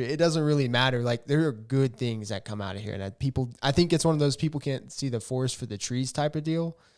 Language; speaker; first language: English; native; English